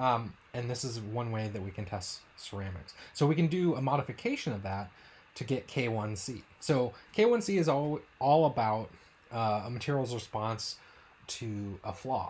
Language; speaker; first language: English; native; English